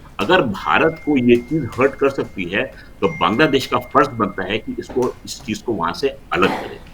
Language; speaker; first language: Hindi; non-native, local second language; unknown